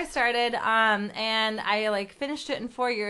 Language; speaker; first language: English; early bilingual, other home language; Urdu